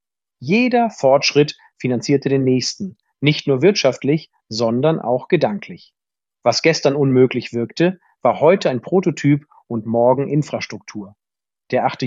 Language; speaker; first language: German; native; German